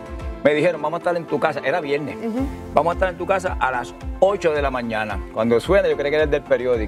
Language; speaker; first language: Spanish; native; Spanish